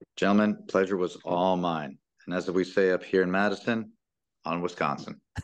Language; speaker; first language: English; early bilingual, other home language; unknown